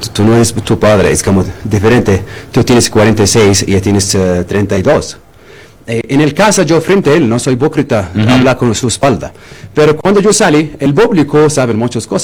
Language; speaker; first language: Spanish; non-native, learner; Arabic